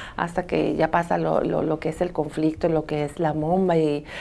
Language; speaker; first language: Spanish; early bilingual, other home language; Arabic